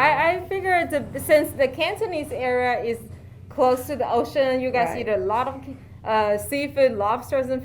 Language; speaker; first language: English; non-native, fluent; Chinese